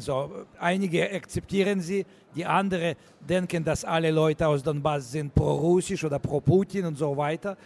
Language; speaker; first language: German; non-native, learner; Russian